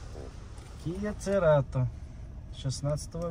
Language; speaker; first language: Russian; non-native, local second language; Uzbek